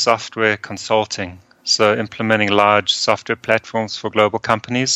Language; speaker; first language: English; early bilingual, other home language; German